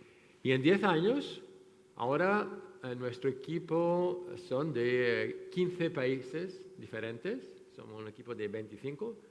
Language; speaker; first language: Spanish; non-native, fluent; French